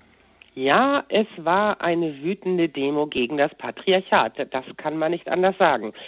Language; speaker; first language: German; native; German